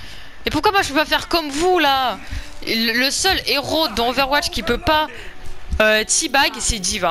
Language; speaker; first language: French; native; French